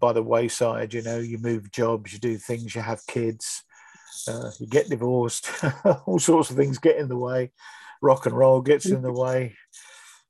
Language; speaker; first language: English; native; English